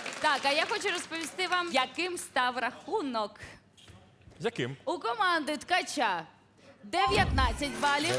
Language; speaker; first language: Ukrainian; native; Ukrainian